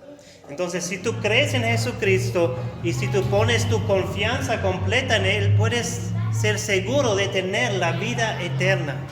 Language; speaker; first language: Spanish; non-native, fluent; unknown